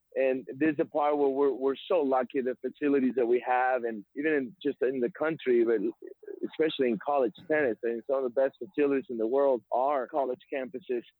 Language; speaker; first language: English; non-native, fluent; Spanish